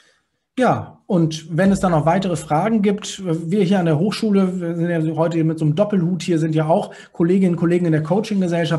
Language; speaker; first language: German; native; German